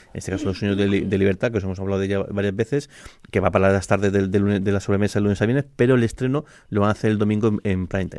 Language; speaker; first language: Spanish; native; Spanish